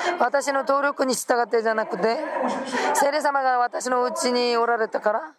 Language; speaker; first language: Japanese; non-native, fluent; Korean